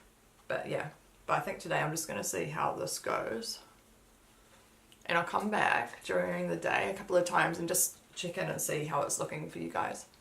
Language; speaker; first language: English; native; English